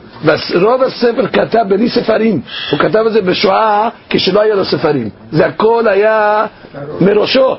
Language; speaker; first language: Hebrew; non-native, fluent; English